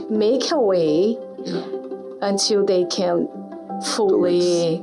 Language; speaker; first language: English; non-native, fluent; Portuguese